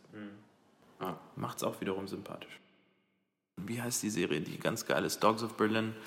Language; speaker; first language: German; early bilingual, other home language; Arabic